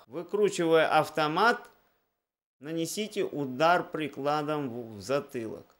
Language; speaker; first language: Russian; native; Russian